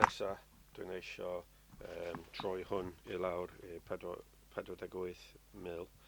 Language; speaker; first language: Welsh; non-native, learner; English